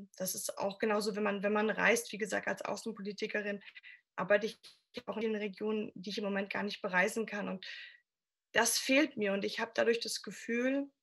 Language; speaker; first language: German; native; German